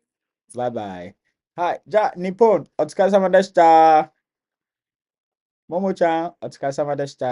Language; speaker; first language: Japanese; non-native, learner; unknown